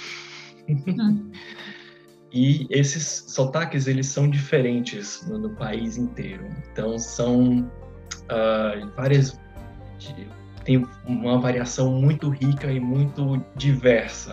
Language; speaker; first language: English; non-native, fluent; Portuguese